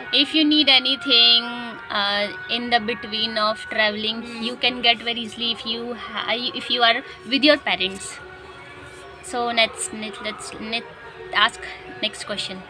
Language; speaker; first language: English; non-native, learner; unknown